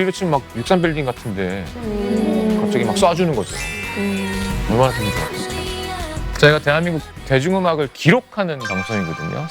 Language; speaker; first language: Korean; native; Korean